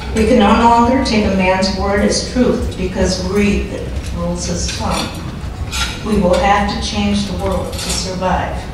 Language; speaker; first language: English; native; English